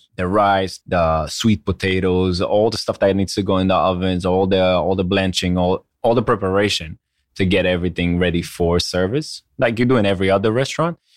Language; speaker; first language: English; non-native, fluent; Hebrew